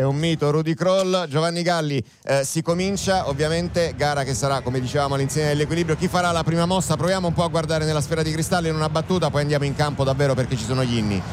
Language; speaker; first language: Italian; native; Italian